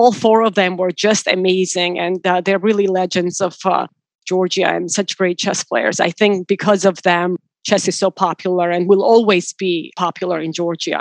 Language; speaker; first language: English; non-native, fluent; Georgian